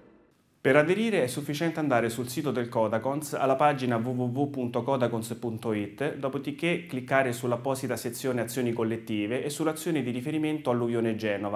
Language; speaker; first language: Italian; native; Italian